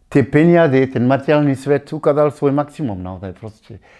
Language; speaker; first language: Slovak; non-native, fluent; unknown